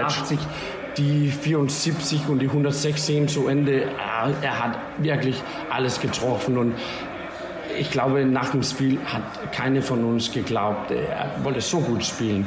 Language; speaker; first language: German; non-native, learner; Danish